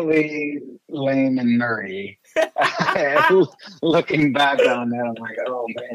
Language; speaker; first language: English; early bilingual, other home language; French